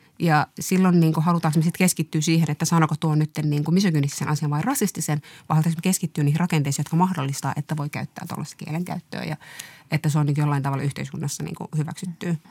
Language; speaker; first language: Finnish; early bilingual, other home language; Somali